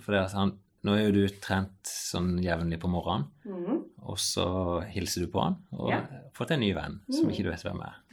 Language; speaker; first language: Norwegian; native; Norwegian